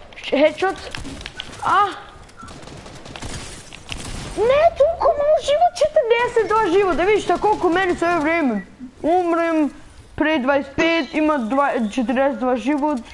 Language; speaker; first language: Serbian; early bilingual, heritage; Serbian